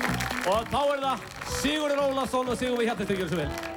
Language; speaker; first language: Icelandic; native; Icelandic